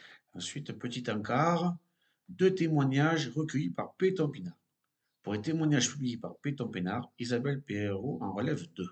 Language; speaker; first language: French; native; French